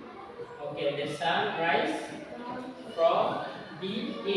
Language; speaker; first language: English; non-native, learner; Indonesian